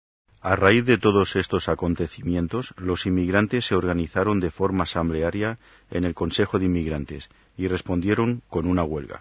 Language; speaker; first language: Spanish; native; Spanish